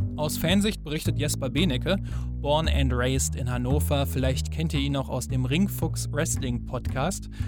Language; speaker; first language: German; native; German